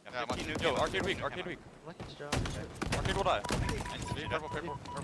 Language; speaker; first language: English; native; English